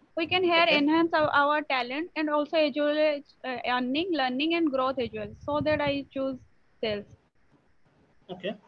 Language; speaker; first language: English; non-native, local second language; Odia